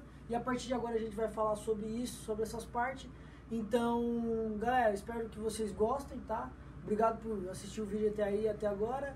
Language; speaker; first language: Portuguese; native; Portuguese